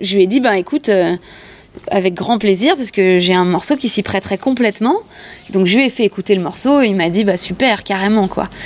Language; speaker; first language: French; native; French